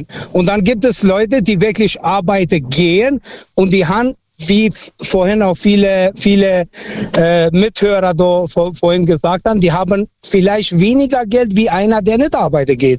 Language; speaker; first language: German; non-native, fluent; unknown